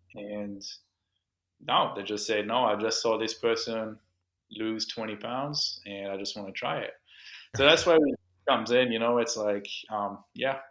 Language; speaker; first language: English; non-native, local second language; French